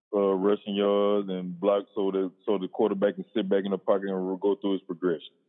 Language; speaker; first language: English; native; English